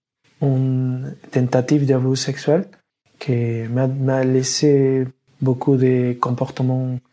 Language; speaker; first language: French; non-native, learner; Spanish